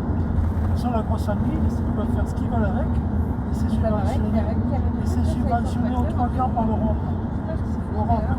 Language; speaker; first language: French; native; French